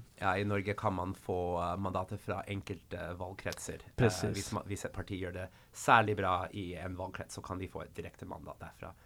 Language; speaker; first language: Swedish; non-native, fluent; English